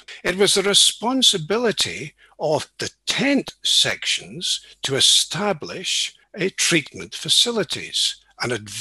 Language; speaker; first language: English; native; English